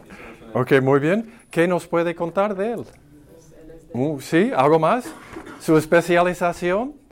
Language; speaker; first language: Spanish; non-native, fluent; English